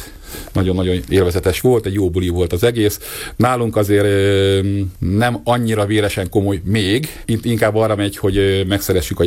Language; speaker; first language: Hungarian; native; Hungarian